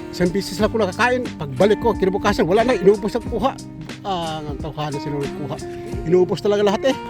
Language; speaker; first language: Filipino; non-native, local second language; Cebuano